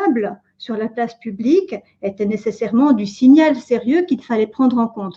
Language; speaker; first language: French; native; French